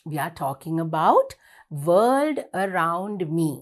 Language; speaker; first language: English; non-native, local second language; Sinhala